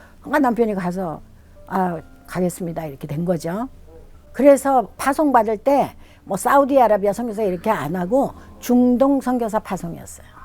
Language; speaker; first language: Korean; native; Korean